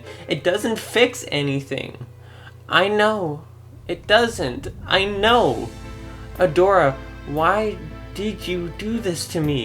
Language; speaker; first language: English; native; English